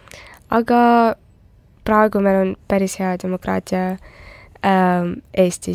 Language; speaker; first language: Estonian; non-native, local second language; Russian